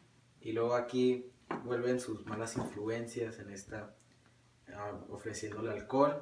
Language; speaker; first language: Spanish; early bilingual, heritage; Spanish